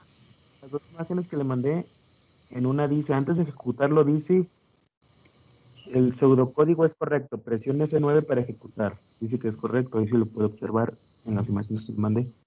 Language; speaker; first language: Spanish; native; Spanish